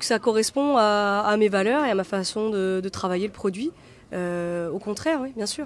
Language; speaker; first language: French; native; French